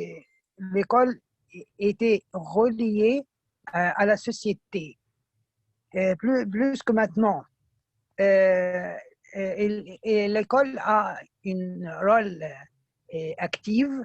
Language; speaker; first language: French; non-native, fluent; Arabic